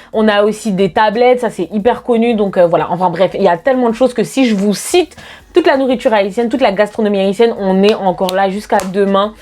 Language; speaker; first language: French; native; French